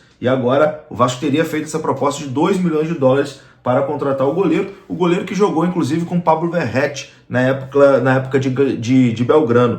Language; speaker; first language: Portuguese; native; Portuguese